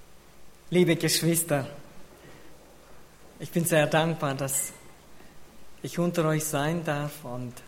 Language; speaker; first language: German; non-native, fluent; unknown